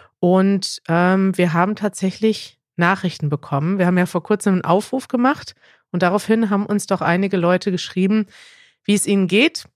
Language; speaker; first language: German; native; German